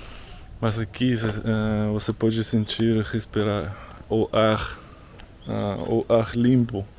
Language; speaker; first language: Portuguese; non-native, learner; Russian